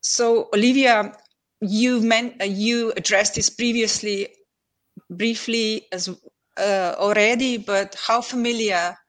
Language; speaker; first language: English; non-native, fluent; Slovenian